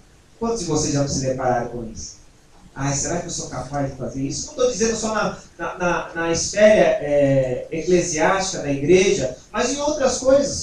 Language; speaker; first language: Portuguese; native; Portuguese